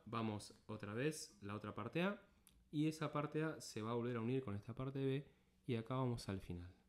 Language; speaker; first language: Spanish; native; Spanish